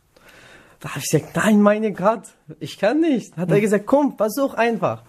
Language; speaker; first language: German; non-native, learner; Kurdish